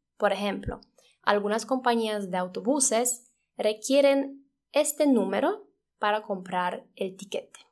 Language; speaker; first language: Spanish; non-native, fluent; Polish